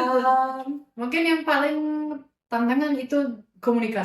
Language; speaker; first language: Indonesian; non-native, fluent; English